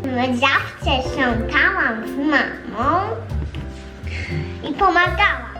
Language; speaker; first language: Polish; early bilingual, heritage; Polish